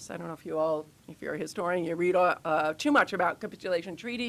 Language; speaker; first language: English; native; English